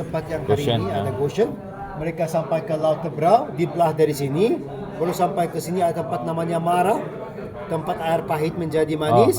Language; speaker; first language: Indonesian; non-native, fluent; Arabic